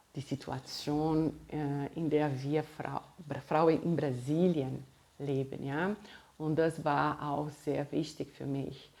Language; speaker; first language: German; non-native, fluent; Portuguese